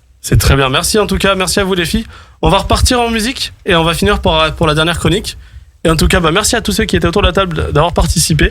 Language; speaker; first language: French; native; French